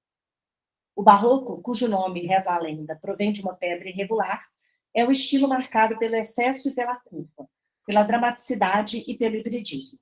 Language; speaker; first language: Portuguese; native; Portuguese